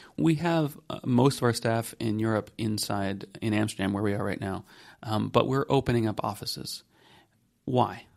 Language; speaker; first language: English; native; English